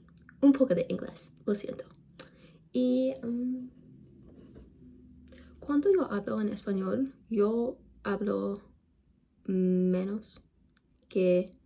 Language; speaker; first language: Spanish; non-native, learner; English